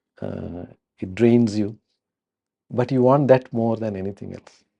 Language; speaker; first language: English; non-native, local second language; Telugu